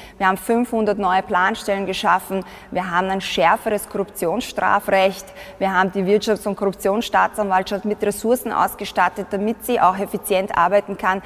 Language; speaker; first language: German; early bilingual, other home language; Bosnian